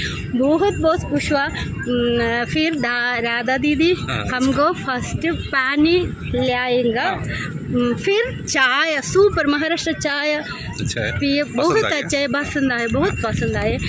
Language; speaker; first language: Hindi; non-native, local second language; Malayalam